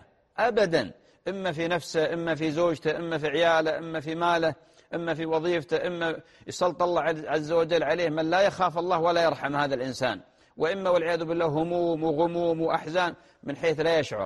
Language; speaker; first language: Arabic; native; Arabic